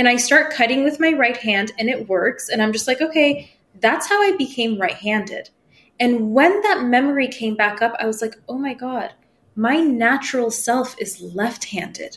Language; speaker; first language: English; early bilingual, other home language; Persian